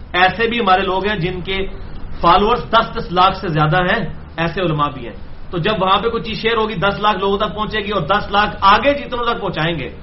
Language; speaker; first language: Urdu; non-native, local second language; Punjabi